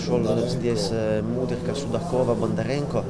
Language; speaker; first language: Russian; non-native, learner; Italian